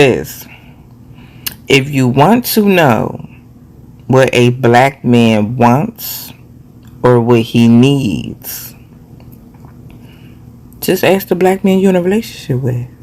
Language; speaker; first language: English; native; English